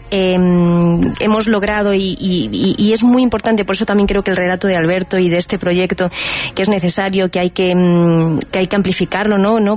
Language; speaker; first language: Spanish; native; Spanish